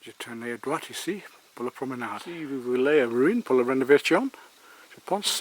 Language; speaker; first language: French; non-native, learner; English